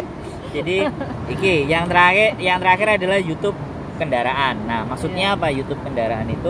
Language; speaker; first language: Indonesian; non-native, local second language; Javanese